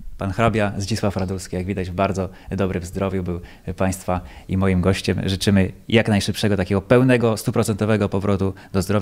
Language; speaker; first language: Polish; native; Polish